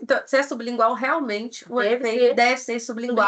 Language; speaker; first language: Portuguese; native; Portuguese